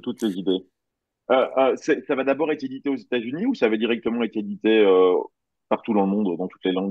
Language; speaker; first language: French; native; French